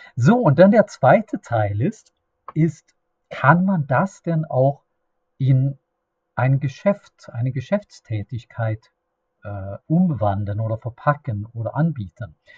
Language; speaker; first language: German; non-native, fluent; Swedish